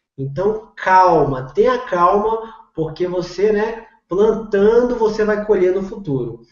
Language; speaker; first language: Portuguese; native; Portuguese